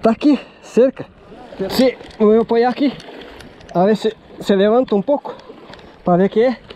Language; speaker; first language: Spanish; non-native, learner; Portuguese